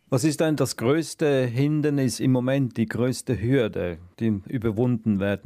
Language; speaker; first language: German; native; German